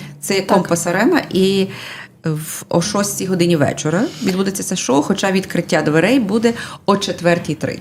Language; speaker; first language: Ukrainian; native; Ukrainian